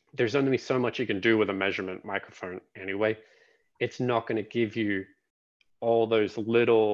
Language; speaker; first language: English; native; English